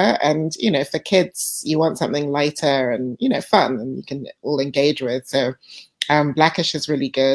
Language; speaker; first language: English; native; English